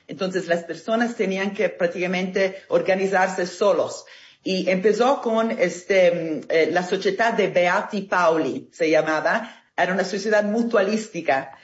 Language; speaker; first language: Spanish; non-native, fluent; Italian